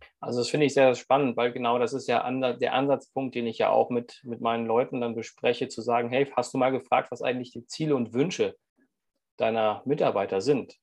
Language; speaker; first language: German; native; German